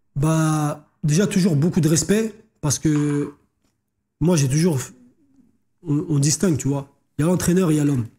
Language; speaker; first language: French; native; French